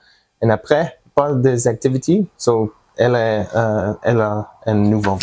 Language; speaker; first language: French; non-native, learner; English